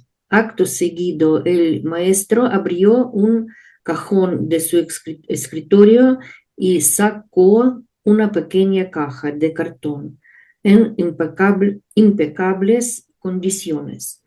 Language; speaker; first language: Spanish; non-native, learner; Russian